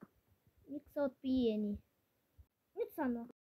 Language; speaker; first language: Finnish; non-native, learner; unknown